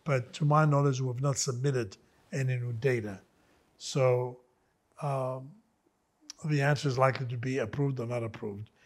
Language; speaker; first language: English; non-native, fluent; Greek